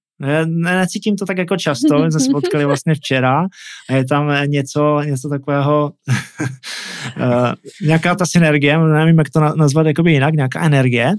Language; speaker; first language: Czech; native; Czech